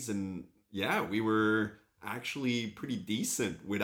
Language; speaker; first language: English; non-native, fluent; French